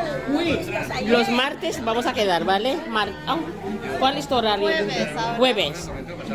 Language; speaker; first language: Spanish; non-native, learner; Filipino